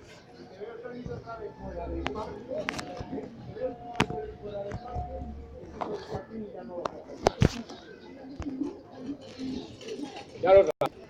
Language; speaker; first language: Spanish; native; Spanish